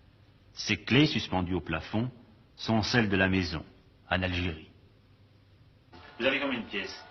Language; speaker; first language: French; native; French